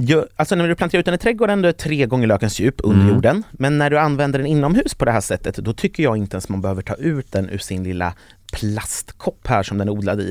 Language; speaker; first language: Swedish; native; Swedish